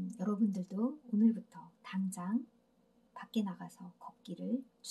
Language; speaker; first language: Korean; native; Korean